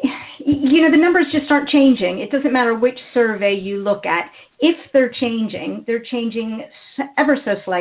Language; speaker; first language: English; native; English